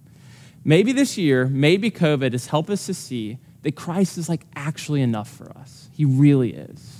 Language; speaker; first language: English; native; English